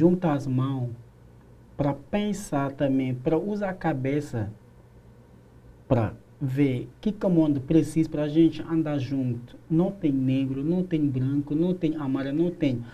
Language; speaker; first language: Portuguese; non-native, learner; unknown